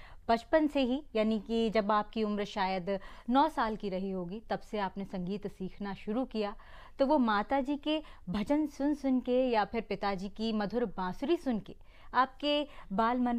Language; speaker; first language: Hindi; native; Hindi